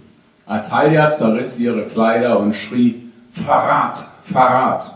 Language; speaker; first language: German; native; German